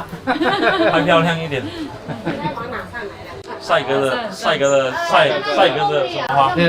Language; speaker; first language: Chinese; native; Chinese